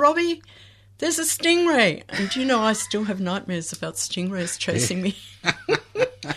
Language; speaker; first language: English; native; English